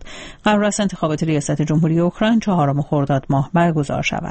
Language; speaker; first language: Persian; native; Persian